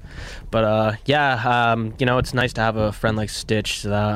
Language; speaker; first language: English; native; English